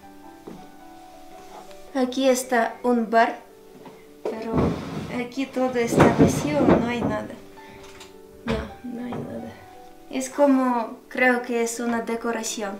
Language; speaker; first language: Spanish; non-native, fluent; Ukrainian